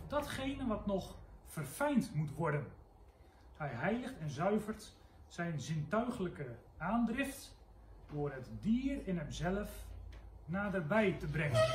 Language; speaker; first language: Dutch; native; Dutch